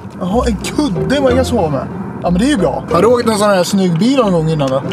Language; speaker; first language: Swedish; native; Swedish